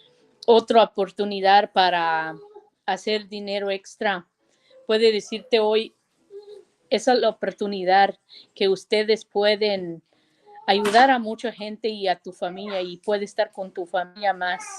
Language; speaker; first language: Spanish; early bilingual, heritage; Spanish